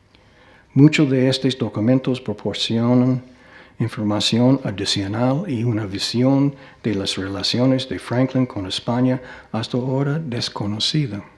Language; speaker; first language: Spanish; non-native, fluent; English